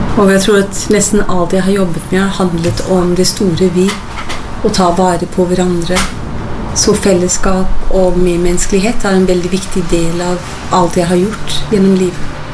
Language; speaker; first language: Norwegian; non-native, fluent; English